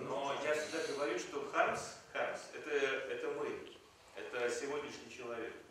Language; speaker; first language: Russian; native; Russian